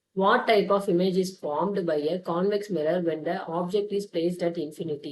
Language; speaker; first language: English; non-native, local second language; Tamil